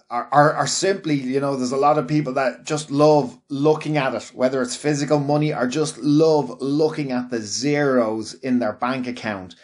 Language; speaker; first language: English; native; English